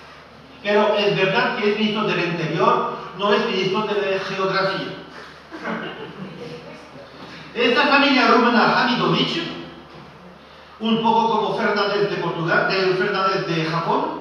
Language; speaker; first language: Spanish; non-native, fluent; French